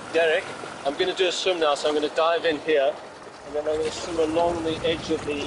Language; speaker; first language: English; native; English